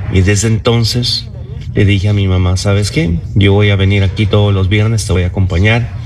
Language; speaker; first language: Spanish; early bilingual, other home language; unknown